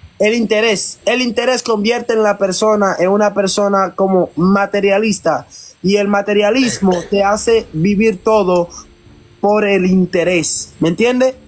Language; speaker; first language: Spanish; non-native, fluent; Haitian Creole